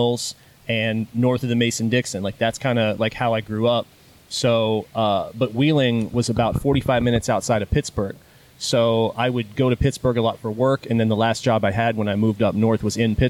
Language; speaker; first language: English; native; English